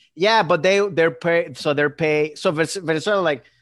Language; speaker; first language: English; early bilingual, other home language; Spanish